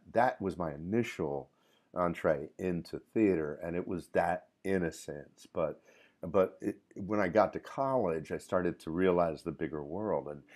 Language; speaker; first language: English; native; English